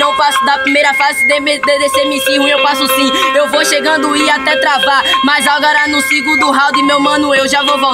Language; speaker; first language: Portuguese; native; Portuguese